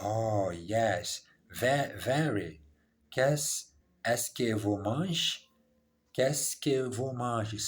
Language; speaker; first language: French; non-native, learner; English